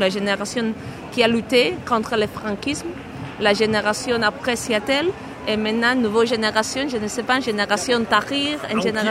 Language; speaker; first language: French; non-native, fluent; Spanish